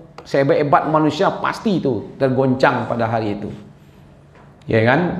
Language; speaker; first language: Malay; non-native, local second language; Minangkabau